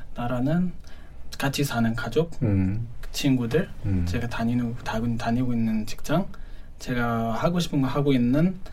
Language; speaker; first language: Korean; non-native, fluent; Arabic